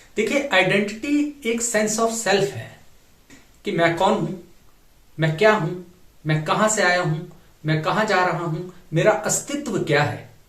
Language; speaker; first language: Hindi; native; Hindi